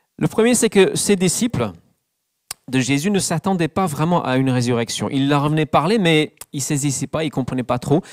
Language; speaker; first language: French; non-native, fluent; English